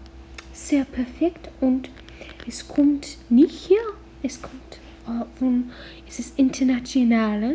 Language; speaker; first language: German; non-native, learner; English